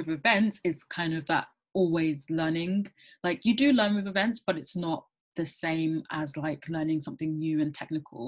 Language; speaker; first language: English; native; English